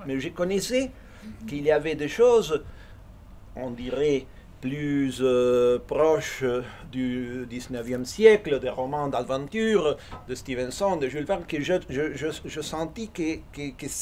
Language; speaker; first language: French; non-native, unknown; Spanish